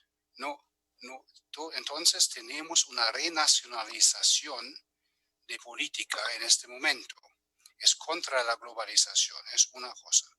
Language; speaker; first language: Spanish; non-native, fluent; German